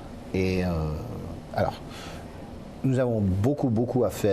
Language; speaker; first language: French; non-native, local second language; English